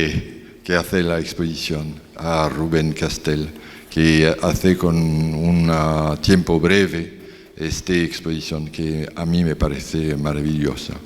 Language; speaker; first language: Spanish; non-native, learner; French